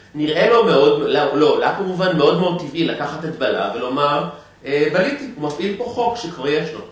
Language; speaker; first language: Hebrew; native; Hebrew